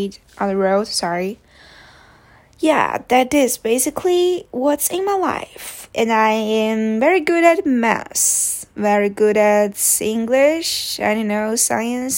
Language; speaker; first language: English; non-native, fluent; Chinese